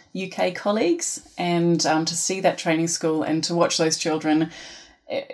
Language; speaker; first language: English; native; English